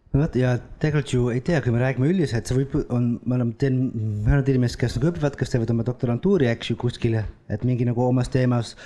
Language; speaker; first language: Estonian; non-native, fluent; Dutch